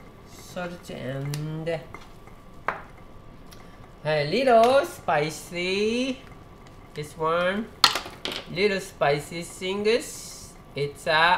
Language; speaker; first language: English; non-native, learner; Japanese